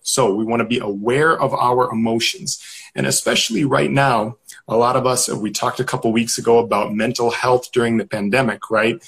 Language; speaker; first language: English; native; English